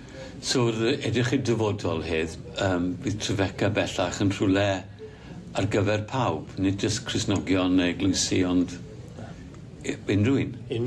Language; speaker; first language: Welsh; native; Welsh